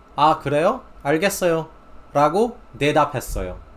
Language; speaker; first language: Korean; non-native, fluent; English